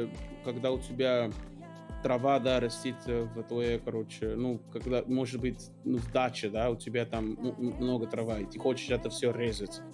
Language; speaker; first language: Russian; non-native, learner; English